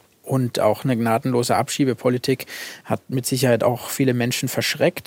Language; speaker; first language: German; native; German